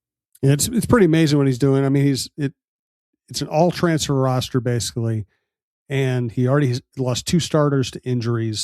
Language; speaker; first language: English; native; English